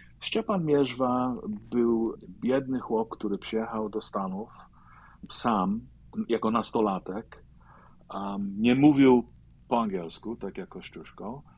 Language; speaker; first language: Polish; early bilingual, heritage; Polish